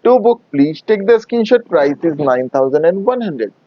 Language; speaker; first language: Hindi; non-native, local second language; Bangla